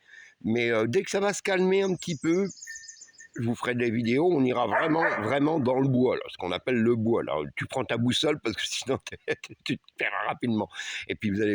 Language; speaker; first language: French; native; French